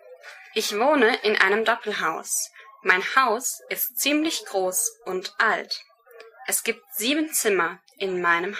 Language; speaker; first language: German; non-native, learner; English